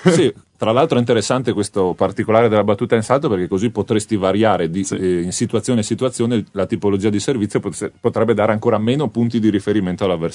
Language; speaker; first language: Italian; native; Italian